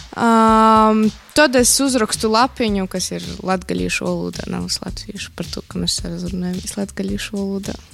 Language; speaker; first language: Latvian; native; Latvian